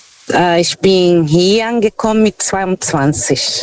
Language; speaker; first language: German; non-native, fluent; Portuguese